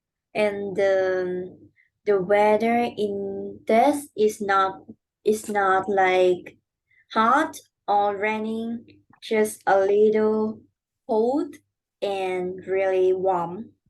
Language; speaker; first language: English; non-native, learner; Vietnamese